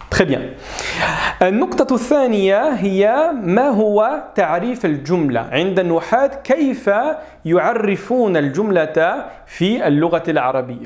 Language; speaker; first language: Arabic; non-native, fluent; French